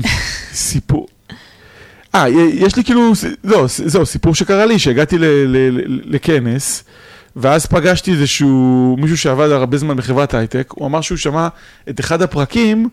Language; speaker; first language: Hebrew; native; Hebrew